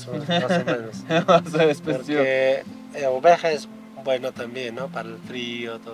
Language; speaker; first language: Spanish; non-native, local second language; Quechua